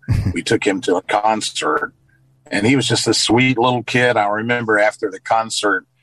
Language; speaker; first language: English; native; English